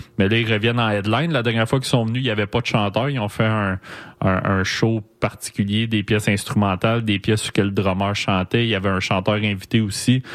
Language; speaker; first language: French; native; French